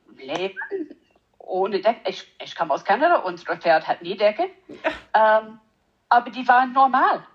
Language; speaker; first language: German; non-native, learner; English